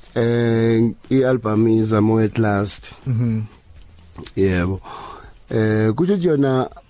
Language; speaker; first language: Zulu; native; Zulu